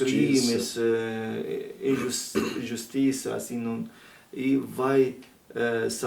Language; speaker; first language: Portuguese; non-native, learner; Arabic